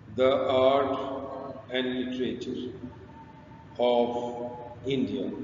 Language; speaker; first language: English; non-native, local second language; Urdu